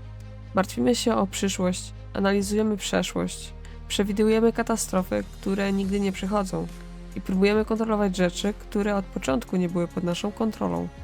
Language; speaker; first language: Polish; native; Polish